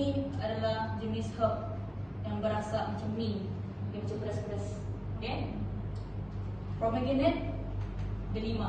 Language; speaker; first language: Malay; native; Malay